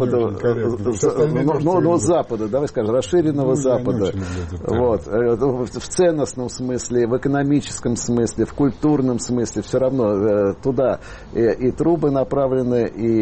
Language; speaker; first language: Russian; native; Russian